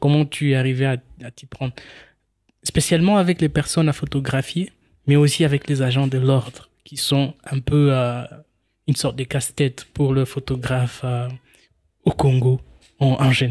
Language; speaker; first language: French; non-native, local second language; Swahili